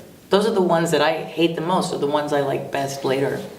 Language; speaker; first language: English; native; English